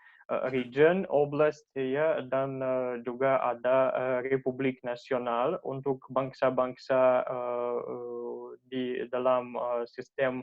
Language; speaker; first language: Indonesian; non-native, learner; Russian